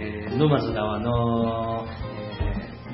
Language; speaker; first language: Japanese; non-native, fluent; Chinese